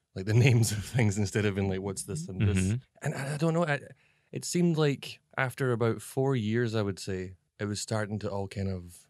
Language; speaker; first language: English; native; English